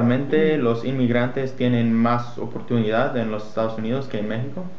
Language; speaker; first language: Spanish; non-native, learner; English